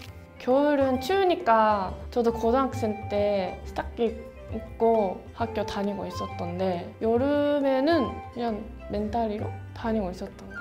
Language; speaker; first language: Korean; non-native, fluent; Japanese